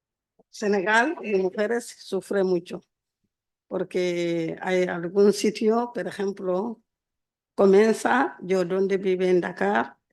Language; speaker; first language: Spanish; non-native, learner; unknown